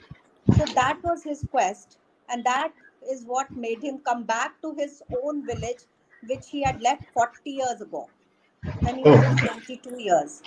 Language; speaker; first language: English; non-native, local second language; Hindi